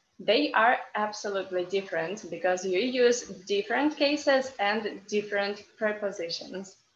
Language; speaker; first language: English; non-native, fluent; Russian